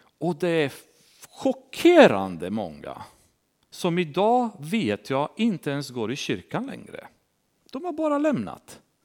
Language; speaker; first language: Swedish; non-native, fluent; Romanian